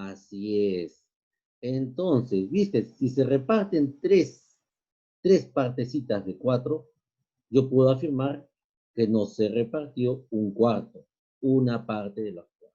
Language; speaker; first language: Spanish; native; Spanish